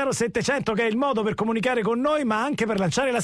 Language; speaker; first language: Italian; native; Italian